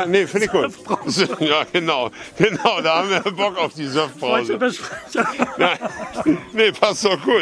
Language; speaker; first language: German; native; German